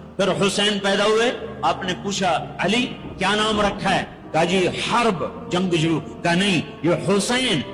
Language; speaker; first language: Urdu; non-native, local second language; Punjabi